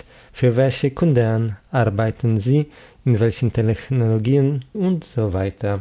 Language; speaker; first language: German; non-native, fluent; Polish